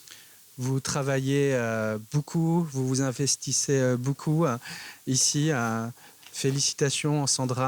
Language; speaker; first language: French; native; French